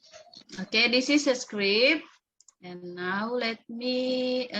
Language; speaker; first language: English; non-native, learner; Indonesian